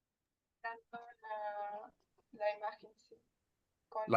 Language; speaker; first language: Spanish; non-native, fluent; Russian